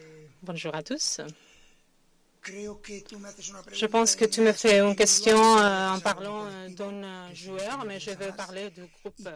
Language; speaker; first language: French; non-native, fluent; Spanish